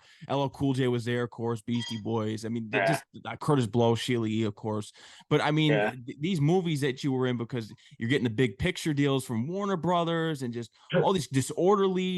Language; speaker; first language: English; native; English